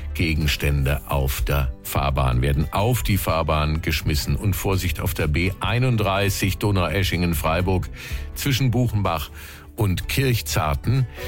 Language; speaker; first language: German; native; German